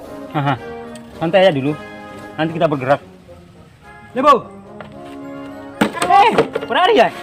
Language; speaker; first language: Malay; non-native, local second language; Buginese